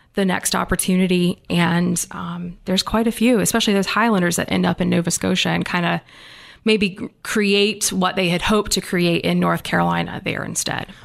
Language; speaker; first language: English; native; English